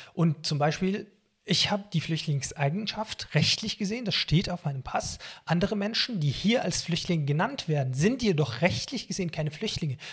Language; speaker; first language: German; non-native, fluent; Arabic